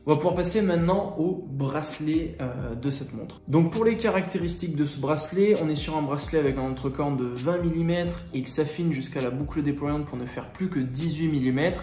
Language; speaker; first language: French; native; French